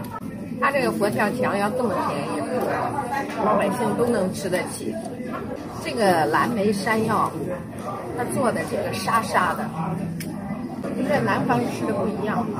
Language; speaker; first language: Chinese; native; Chinese